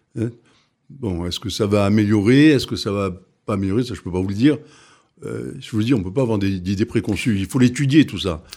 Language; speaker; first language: French; native; French